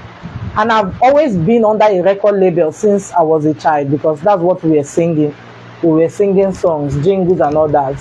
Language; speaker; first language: English; non-native, local second language; Igbo